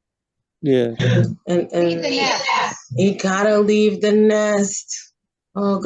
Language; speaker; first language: English; native; English